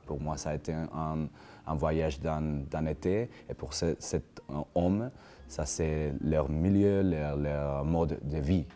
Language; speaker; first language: French; non-native, learner; Spanish